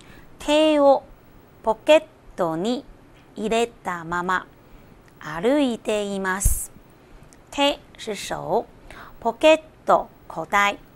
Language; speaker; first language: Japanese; non-native, fluent; Chinese